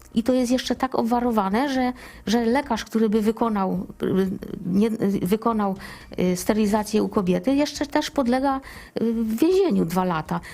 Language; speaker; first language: Polish; native; Polish